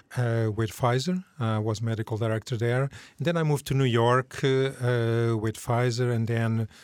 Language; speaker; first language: English; non-native, fluent; Portuguese